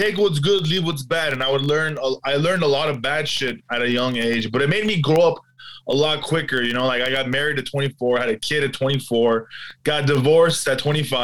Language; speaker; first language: English; native; English